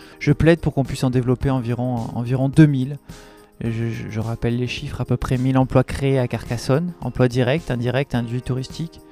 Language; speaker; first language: French; native; French